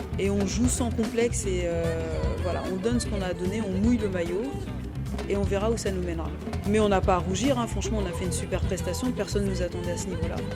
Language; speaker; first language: French; early bilingual, other home language; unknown